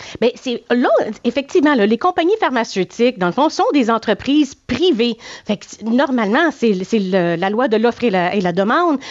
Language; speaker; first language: French; native; French